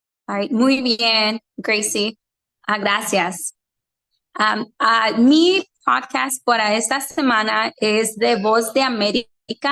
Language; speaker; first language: Spanish; early bilingual, heritage; Spanish